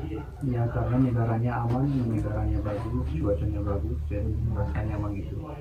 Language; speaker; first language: Indonesian; non-native, fluent; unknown